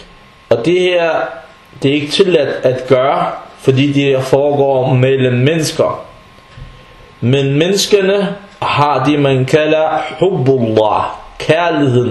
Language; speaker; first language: Danish; early bilingual, other home language; Arabic